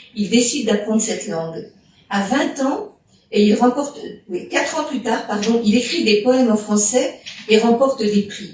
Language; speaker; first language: French; native; French